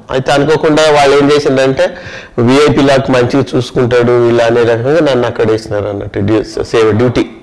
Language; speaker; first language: Telugu; non-native, local second language; Kannada